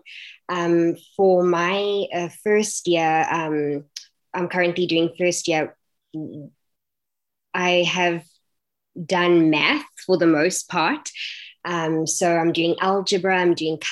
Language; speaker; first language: English; native; English